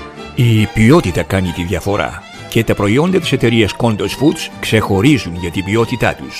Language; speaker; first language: Greek; native; Greek